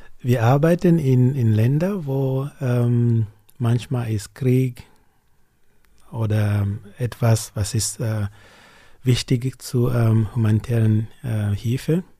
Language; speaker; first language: German; non-native, learner; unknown